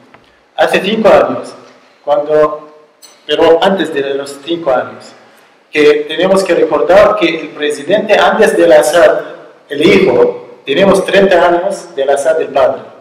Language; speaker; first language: Spanish; non-native, learner; Arabic